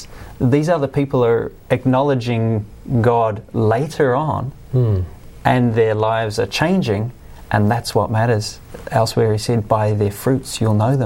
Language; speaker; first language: English; native; English